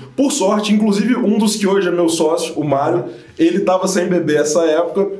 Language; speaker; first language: Portuguese; native; Portuguese